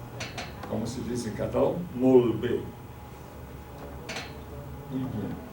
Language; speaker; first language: Portuguese; non-native, fluent; Spanish